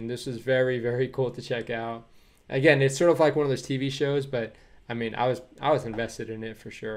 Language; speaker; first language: English; native; English